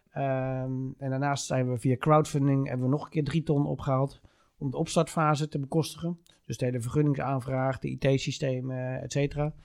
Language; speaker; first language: Dutch; native; Dutch